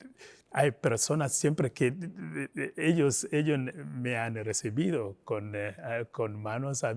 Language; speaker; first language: Spanish; non-native, fluent; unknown